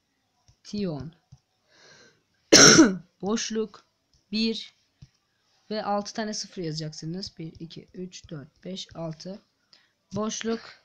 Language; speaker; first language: Turkish; native; Turkish